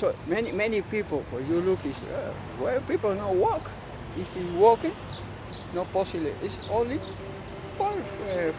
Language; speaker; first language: English; non-native, learner; Spanish